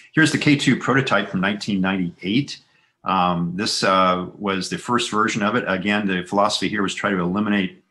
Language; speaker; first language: English; native; English